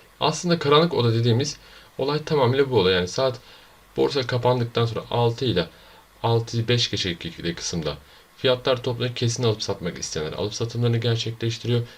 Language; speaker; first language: Turkish; native; Turkish